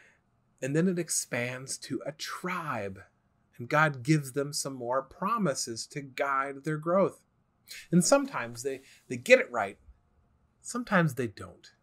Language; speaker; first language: English; native; English